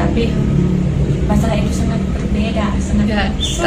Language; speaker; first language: Indonesian; non-native, learner; Thai